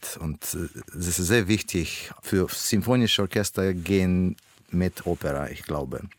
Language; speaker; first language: German; non-native, learner; Russian